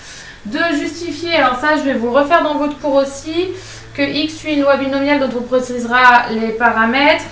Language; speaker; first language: French; native; French